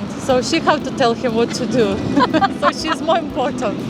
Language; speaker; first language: English; non-native, fluent; Russian